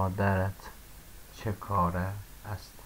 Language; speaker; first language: Persian; non-native, fluent; Azerbaijani